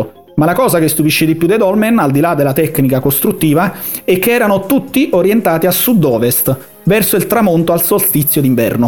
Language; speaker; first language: Italian; native; Italian